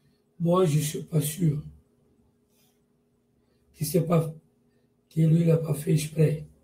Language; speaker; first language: French; non-native, learner; Portuguese